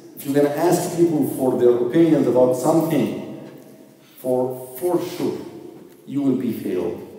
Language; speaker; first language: English; non-native, fluent; Arabic